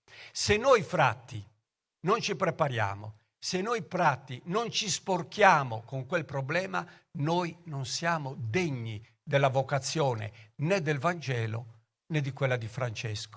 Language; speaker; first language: Italian; native; Italian